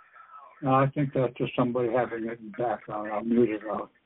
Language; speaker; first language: English; native; English